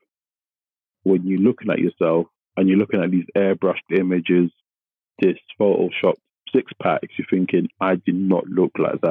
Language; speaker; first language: English; native; English